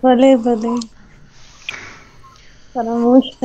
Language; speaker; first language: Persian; non-native, learner; Urdu